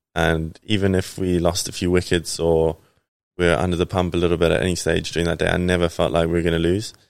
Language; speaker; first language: English; native; English